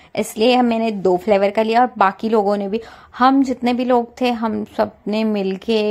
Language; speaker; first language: Hindi; non-native, local second language; Marathi